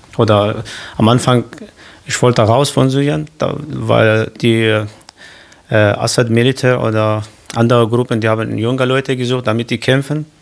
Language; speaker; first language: German; non-native, learner; Kurdish